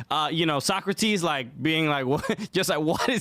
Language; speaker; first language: English; native; English